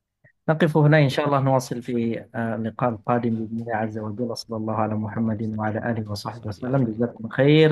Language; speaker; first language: Arabic; non-native, fluent; Indonesian